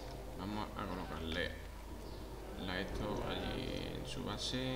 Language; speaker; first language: Spanish; native; Spanish